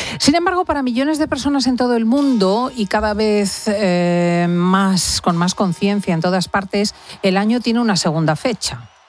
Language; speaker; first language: Spanish; native; Spanish